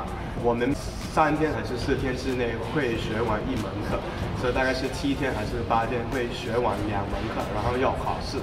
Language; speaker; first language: Chinese; non-native, fluent; English